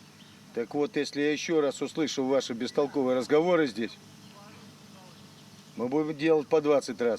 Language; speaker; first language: Russian; native; Russian